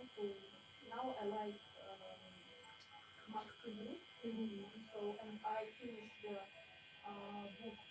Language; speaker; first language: English; non-native, learner; Ukrainian